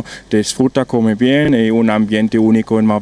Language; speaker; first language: Spanish; non-native, learner; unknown